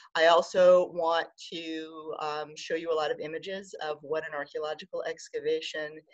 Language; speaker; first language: English; native; English